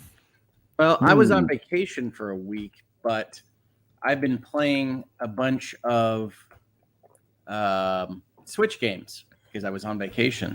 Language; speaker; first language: English; native; English